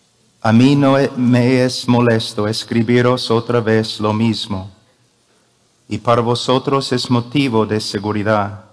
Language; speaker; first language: Spanish; non-native, fluent; English